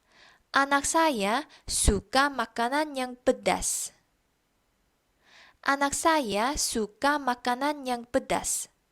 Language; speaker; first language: Indonesian; non-native, fluent; Korean